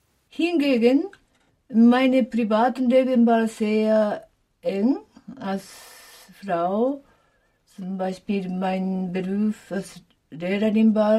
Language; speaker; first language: German; non-native, fluent; Japanese